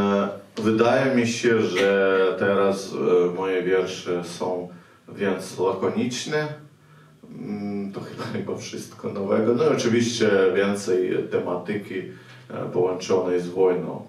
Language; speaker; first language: Polish; non-native, fluent; Ukrainian